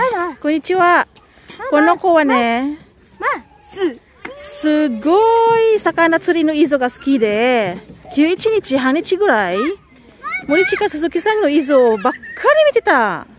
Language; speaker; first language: Japanese; non-native, learner; Filipino